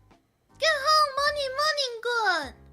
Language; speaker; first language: English; non-native, learner; Min Nan Chinese